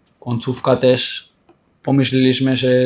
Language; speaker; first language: Polish; non-native, fluent; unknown